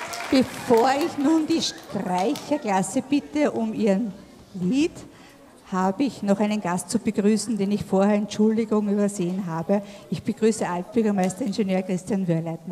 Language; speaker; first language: German; native; German